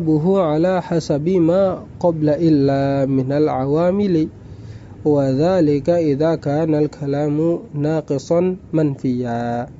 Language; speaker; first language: Arabic; non-native, fluent; Indonesian